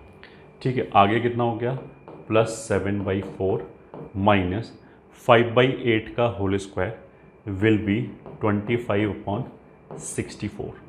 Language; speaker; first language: Hindi; native; Hindi